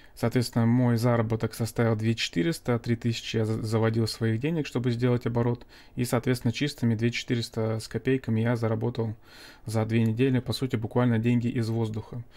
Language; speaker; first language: Russian; native; Russian